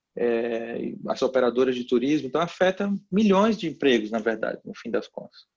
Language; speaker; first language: Portuguese; native; Portuguese